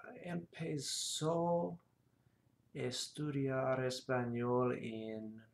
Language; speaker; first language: Spanish; non-native, learner; English